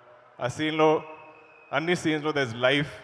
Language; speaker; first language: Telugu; non-native, learner; Malayalam